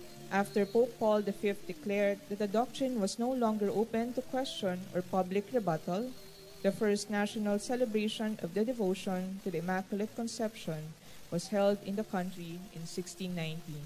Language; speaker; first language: English; non-native, local second language; Filipino